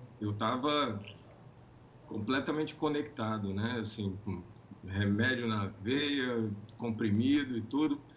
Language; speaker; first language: Portuguese; native; Portuguese